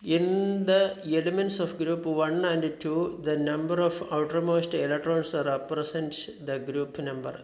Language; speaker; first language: English; non-native, local second language; Malayalam